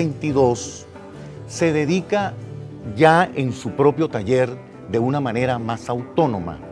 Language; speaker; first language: Spanish; native; Spanish